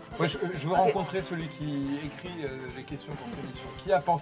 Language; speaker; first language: French; native; French